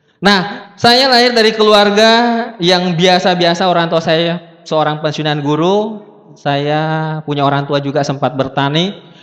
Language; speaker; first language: Indonesian; non-native, local second language; Buginese